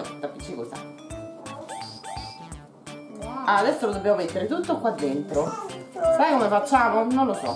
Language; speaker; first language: Italian; native; Italian